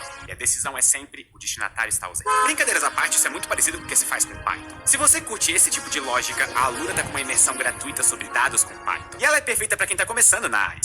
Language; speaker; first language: Portuguese; native; Portuguese